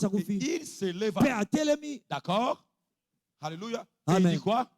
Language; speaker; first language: French; non-native, local second language; Lingala